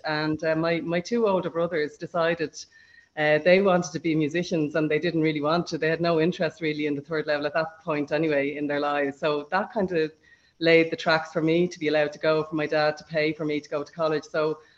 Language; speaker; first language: English; native; English